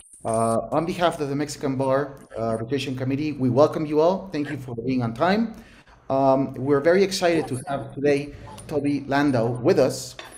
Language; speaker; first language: English; non-native, fluent; Spanish